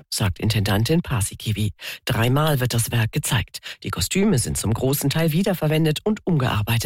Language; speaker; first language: German; native; German